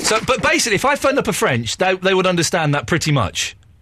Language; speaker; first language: English; native; English